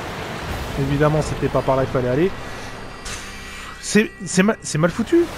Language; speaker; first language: French; native; French